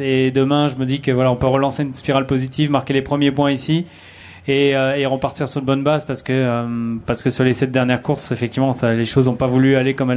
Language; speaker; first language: French; native; French